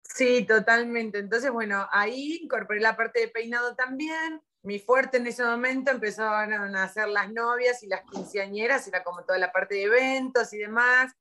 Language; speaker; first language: Spanish; native; Spanish